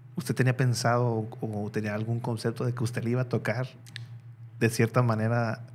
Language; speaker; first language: Spanish; native; Spanish